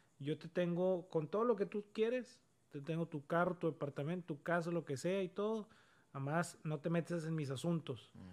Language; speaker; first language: Spanish; native; Spanish